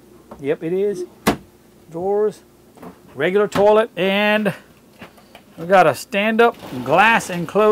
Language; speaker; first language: English; non-native, fluent; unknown